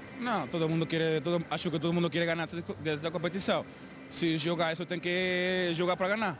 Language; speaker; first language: Portuguese; non-native, learner; Spanish